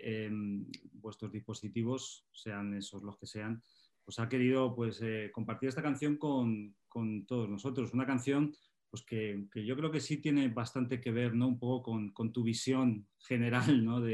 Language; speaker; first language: Spanish; native; Spanish